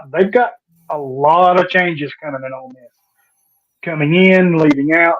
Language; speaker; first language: English; native; English